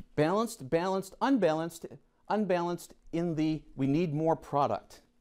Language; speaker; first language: English; native; English